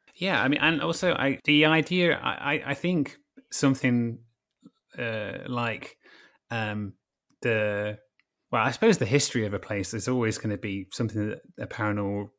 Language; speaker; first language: English; native; English